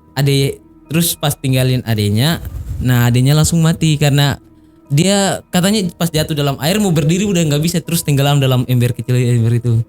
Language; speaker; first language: Indonesian; native; Indonesian